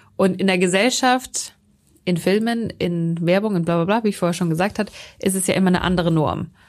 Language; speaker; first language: German; native; German